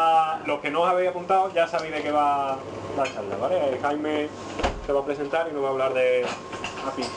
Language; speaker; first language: Spanish; native; Spanish